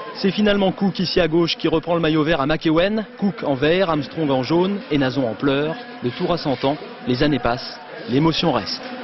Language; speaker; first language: French; native; French